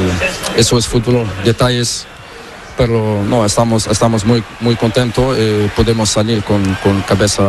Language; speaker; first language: Spanish; non-native, learner; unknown